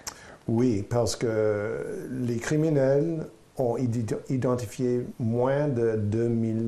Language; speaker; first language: French; non-native, local second language; English